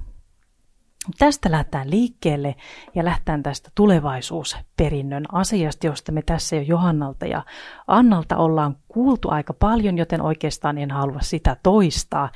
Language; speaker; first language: Finnish; native; Finnish